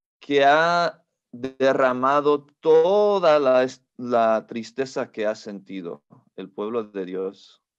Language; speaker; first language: Spanish; non-native, fluent; English